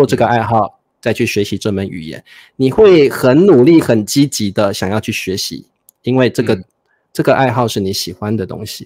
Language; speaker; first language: Chinese; native; Chinese